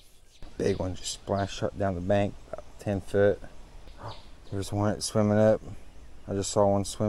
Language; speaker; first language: English; native; English